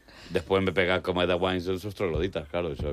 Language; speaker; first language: Catalan; native; Catalan